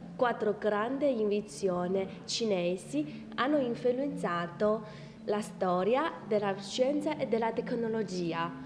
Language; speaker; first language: Italian; non-native, fluent; Chinese